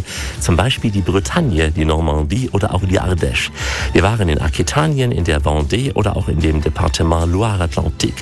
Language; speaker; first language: German; native; German